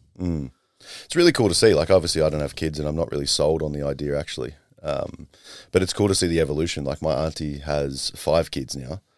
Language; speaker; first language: English; native; English